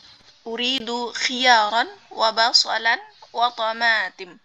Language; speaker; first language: Arabic; non-native, fluent; Indonesian